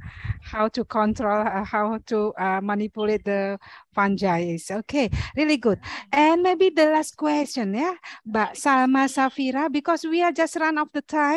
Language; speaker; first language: English; non-native, learner; Indonesian